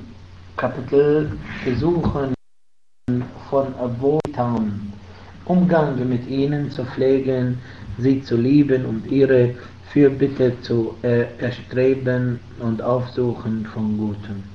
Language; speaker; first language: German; non-native, fluent; Arabic